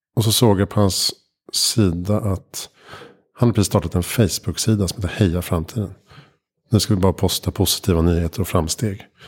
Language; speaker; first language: Swedish; native; Swedish